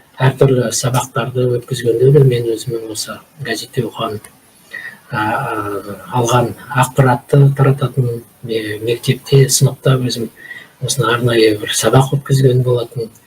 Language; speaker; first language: Kazakh; native; Kazakh